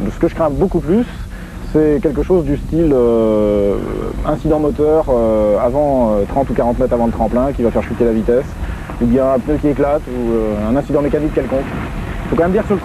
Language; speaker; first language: French; native; French